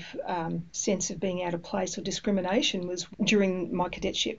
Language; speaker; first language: English; early bilingual, other home language; Greek